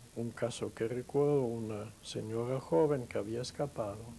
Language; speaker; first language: Spanish; non-native, fluent; German